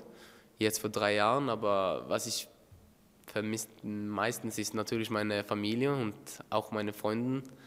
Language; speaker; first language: German; non-native, learner; Norwegian